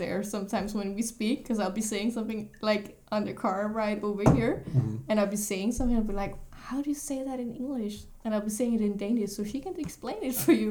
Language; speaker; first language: English; non-native, fluent; Danish